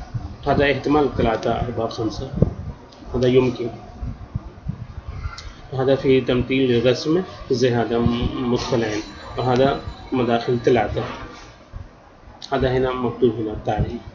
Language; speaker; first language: Arabic; non-native, learner; Urdu